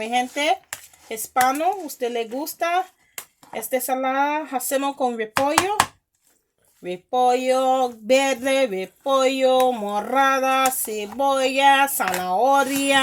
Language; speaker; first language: Spanish; non-native, learner; English